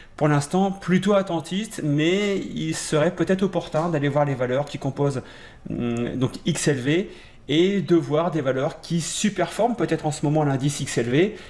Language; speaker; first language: French; native; French